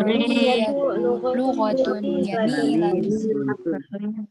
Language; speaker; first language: Arabic; non-native, learner; Indonesian